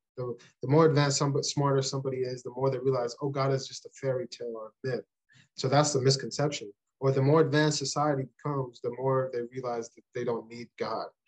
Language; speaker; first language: English; early bilingual, other home language; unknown